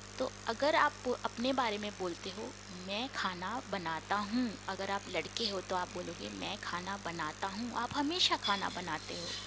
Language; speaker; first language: Hindi; non-native, local second language; Marathi